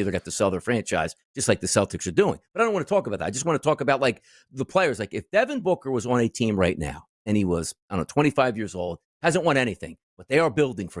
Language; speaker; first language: English; native; English